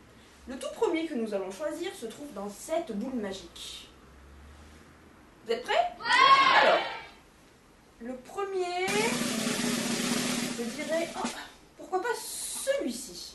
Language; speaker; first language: French; native; French